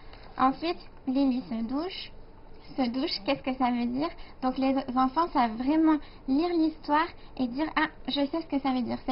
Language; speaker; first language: French; native; French